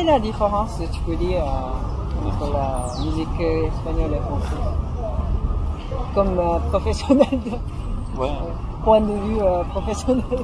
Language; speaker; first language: French; non-native, fluent; Japanese